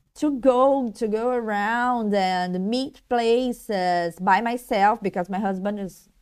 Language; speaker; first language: English; non-native, learner; Portuguese